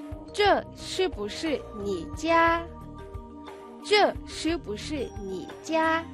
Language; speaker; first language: Chinese; non-native, fluent; Mongolian